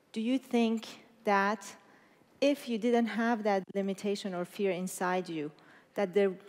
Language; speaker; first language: English; non-native, fluent; Persian